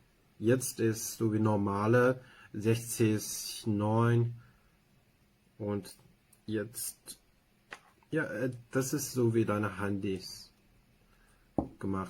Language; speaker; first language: German; non-native, learner; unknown